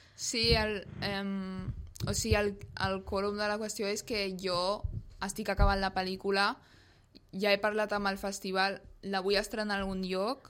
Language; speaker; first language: Catalan; early bilingual, other home language; Polish